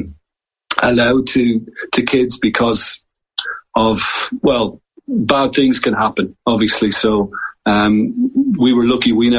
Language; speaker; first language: English; native; English